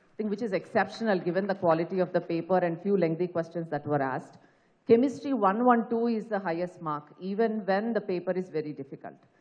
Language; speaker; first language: English; non-native, local second language; Telugu